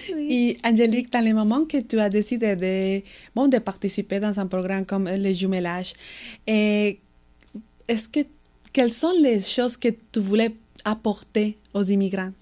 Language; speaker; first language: French; non-native, fluent; Spanish